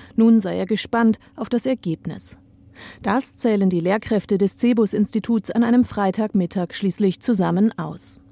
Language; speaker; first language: German; native; German